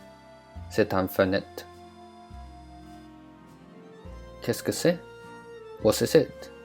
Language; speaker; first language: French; non-native, fluent; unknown